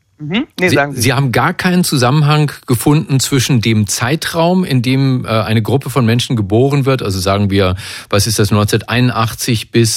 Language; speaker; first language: German; native; German